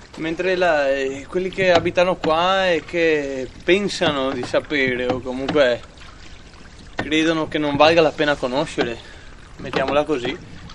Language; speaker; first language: Italian; native; Italian